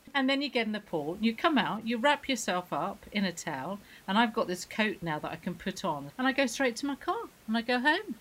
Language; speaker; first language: English; native; English